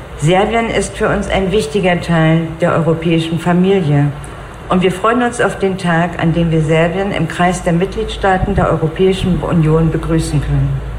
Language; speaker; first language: German; native; German